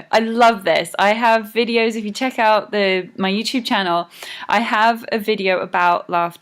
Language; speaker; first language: English; native; English